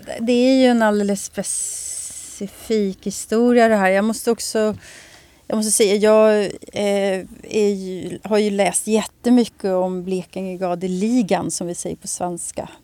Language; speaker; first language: Swedish; native; Swedish